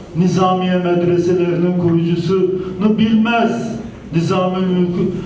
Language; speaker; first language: Turkish; native; Turkish